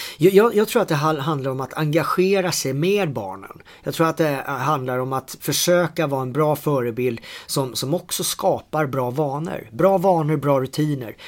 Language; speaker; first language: Swedish; native; Swedish